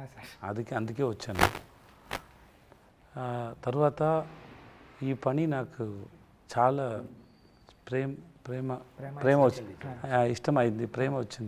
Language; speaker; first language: Telugu; non-native, learner; Tamil